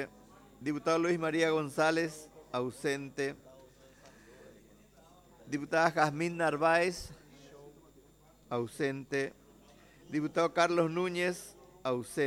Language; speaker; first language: Spanish; native; Spanish